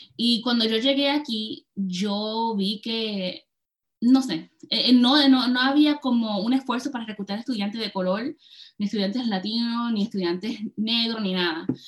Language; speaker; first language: Spanish; early bilingual, heritage; Spanish